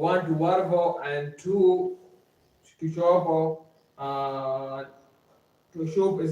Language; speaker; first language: English; non-native, learner; Pashto